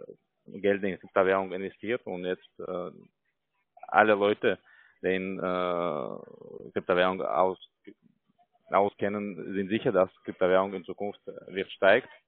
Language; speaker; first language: German; non-native, learner; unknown